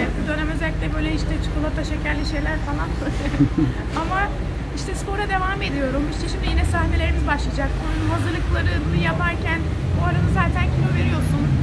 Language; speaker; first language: Turkish; early bilingual, heritage; Turkish